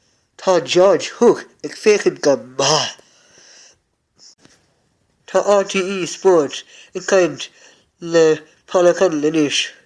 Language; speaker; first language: Irish; non-native, learner; English